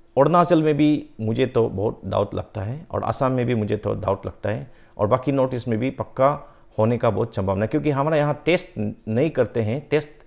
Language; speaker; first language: Hindi; non-native, local second language; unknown